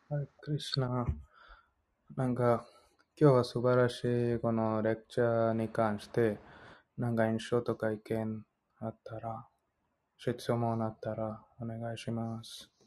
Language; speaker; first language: Japanese; non-native, learner; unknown